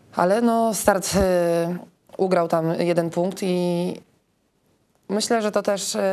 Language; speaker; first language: Polish; native; Polish